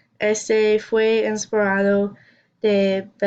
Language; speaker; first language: Spanish; non-native, learner; English